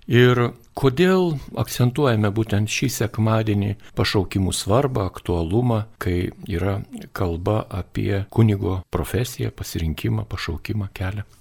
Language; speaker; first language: Lithuanian; native; Lithuanian